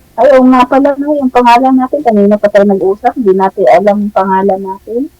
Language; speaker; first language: Filipino; native; Filipino